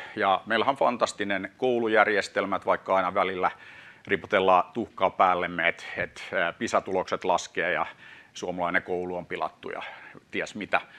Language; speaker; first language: Finnish; non-native, local second language; Swedish